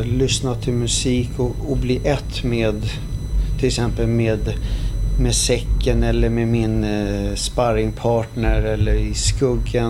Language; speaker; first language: Swedish; early bilingual, other home language; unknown